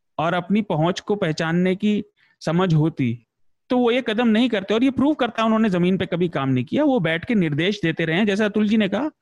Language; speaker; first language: Hindi; native; Hindi